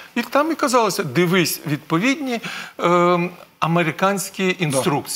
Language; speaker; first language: Ukrainian; non-native, local second language; Russian